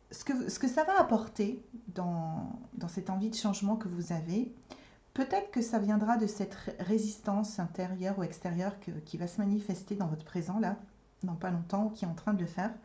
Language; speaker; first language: French; native; French